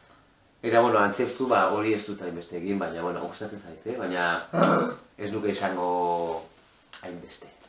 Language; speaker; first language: Basque; non-native, local second language; Spanish